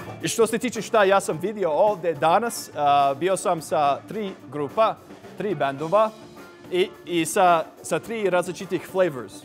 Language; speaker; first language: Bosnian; non-native, learner; English